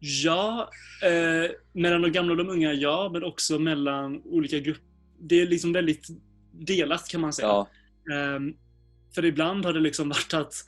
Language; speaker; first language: Swedish; native; Swedish